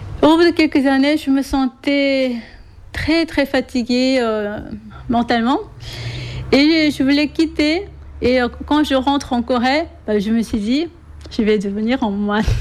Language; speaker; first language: French; non-native, fluent; Korean